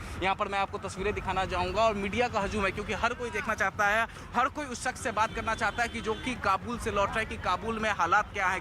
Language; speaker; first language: Hindi; native; Hindi